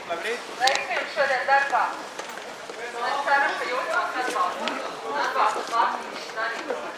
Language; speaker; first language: Latvian; native; Latvian